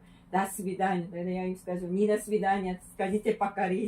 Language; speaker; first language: Russian; non-native, fluent; Korean